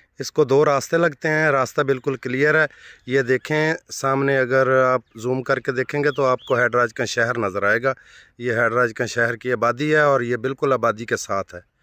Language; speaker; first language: Urdu; non-native, local second language; Punjabi